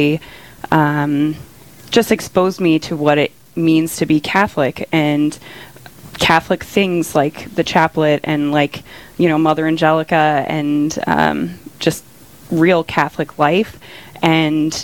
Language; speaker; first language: English; native; English